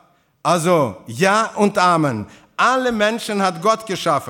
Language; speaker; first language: German; non-native, fluent; Russian